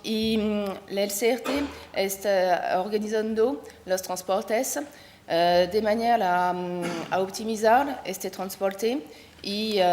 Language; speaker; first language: Spanish; non-native, learner; French